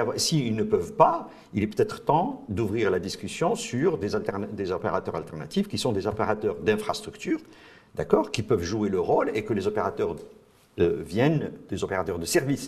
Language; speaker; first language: French; non-native, local second language; Arabic